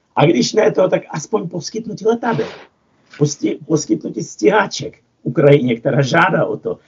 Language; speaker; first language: Czech; non-native, fluent; Russian